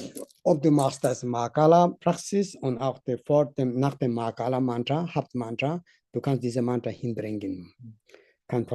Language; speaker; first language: German; non-native, learner; Tibetan